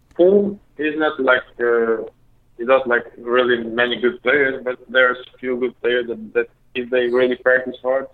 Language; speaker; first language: English; early bilingual, other home language; Albanian